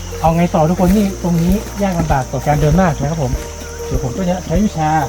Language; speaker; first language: Thai; native; Thai